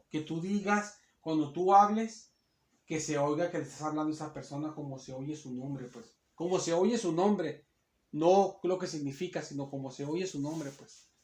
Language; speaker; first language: Spanish; native; Spanish